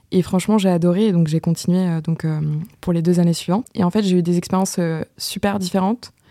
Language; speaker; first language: French; native; French